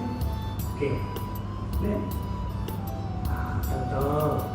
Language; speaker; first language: Vietnamese; non-native, learner; Hindi